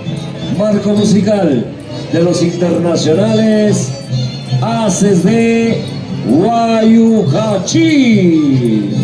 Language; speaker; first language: Spanish; native; Spanish